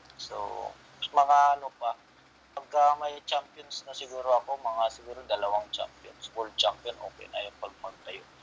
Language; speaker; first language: Filipino; non-native, local second language; Cebuano